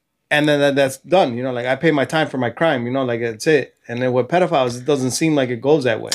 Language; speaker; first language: English; early bilingual, other home language; Spanish